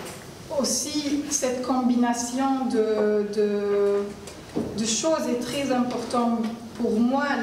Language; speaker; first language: French; non-native, learner; Arabic